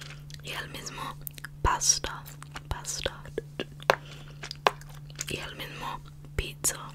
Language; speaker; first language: Spanish; non-native, learner; English